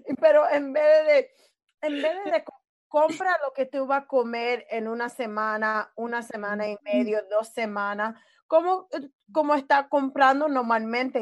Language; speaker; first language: Spanish; early bilingual, other home language; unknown